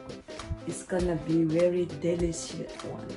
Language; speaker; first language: English; non-native, learner; Thai